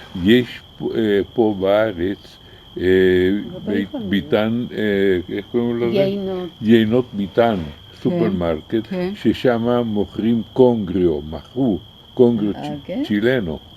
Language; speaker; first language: Hebrew; non-native, fluent; Spanish